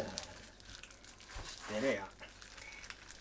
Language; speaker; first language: Japanese; native; Japanese